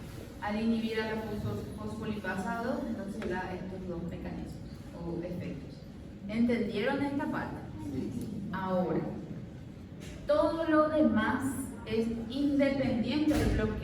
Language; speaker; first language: Spanish; native; Spanish